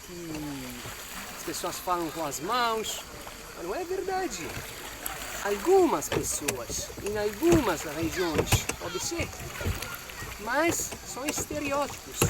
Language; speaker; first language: Portuguese; non-native, fluent; Italian